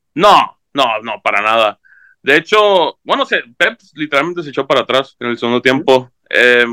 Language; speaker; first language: Spanish; early bilingual, heritage; Spanish